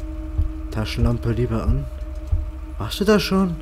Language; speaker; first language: German; native; German